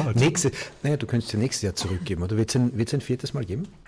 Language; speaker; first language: German; native; German